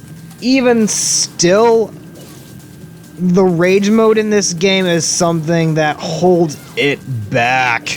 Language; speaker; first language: English; native; English